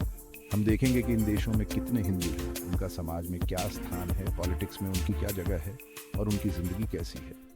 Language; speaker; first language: Hindi; native; Hindi